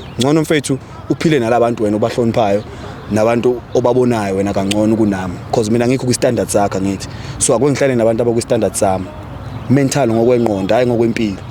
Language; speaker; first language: Zulu; native; Zulu